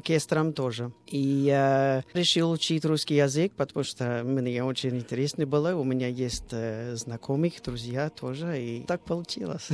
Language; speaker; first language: Russian; non-native, fluent; English